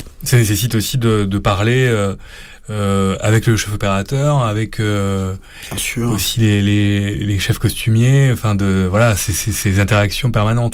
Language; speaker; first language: French; native; French